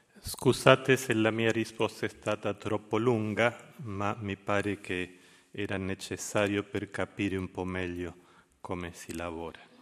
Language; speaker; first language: Italian; non-native, fluent; Spanish